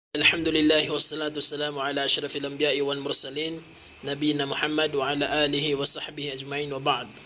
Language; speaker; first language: Arabic; non-native, fluent; Filipino